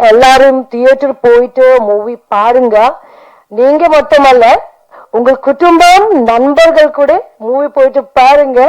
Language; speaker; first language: Tamil; non-native, learner; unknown